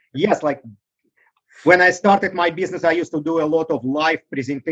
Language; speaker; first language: English; non-native, fluent; Russian